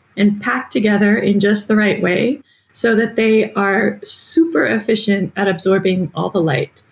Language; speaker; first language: English; native; English